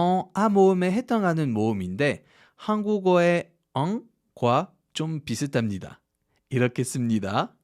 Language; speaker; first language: Korean; non-native, fluent; French